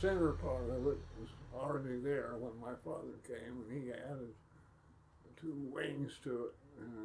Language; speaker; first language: English; native; English